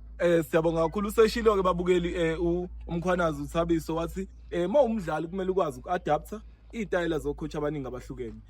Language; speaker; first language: Zulu; native; Zulu